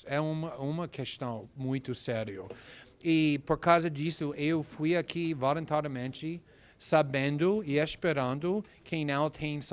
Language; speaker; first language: Portuguese; non-native, fluent; English